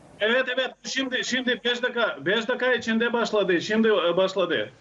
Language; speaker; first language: Turkish; non-native, learner; Ukrainian